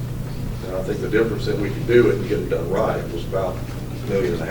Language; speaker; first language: English; native; English